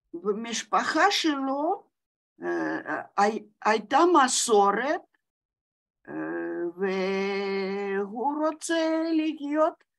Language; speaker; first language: Hebrew; non-native, learner; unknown